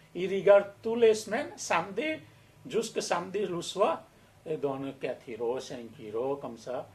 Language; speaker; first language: French; non-native, learner; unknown